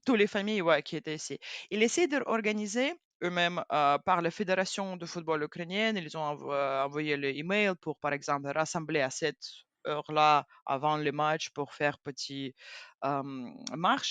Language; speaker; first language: French; non-native, fluent; Ukrainian